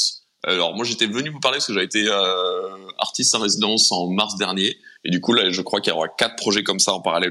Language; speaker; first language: French; native; French